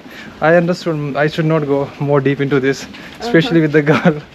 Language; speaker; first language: English; non-native, fluent; Hindi